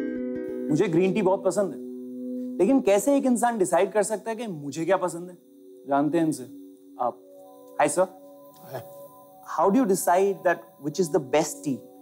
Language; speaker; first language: Hindi; native; Hindi